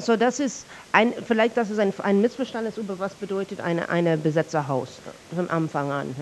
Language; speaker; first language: German; non-native, fluent; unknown